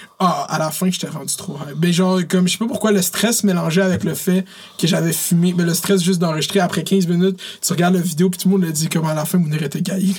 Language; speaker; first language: French; early bilingual, other home language; Arabic